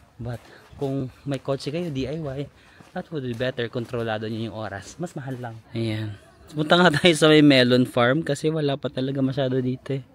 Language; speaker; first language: Filipino; native; Filipino